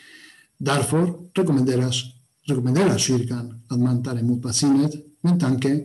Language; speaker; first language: Swedish; non-native, fluent; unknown